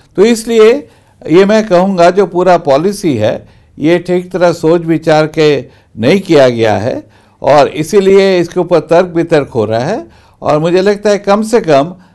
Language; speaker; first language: Hindi; non-native, local second language; Bangla